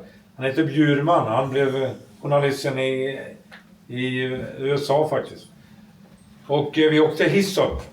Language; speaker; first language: Swedish; native; Swedish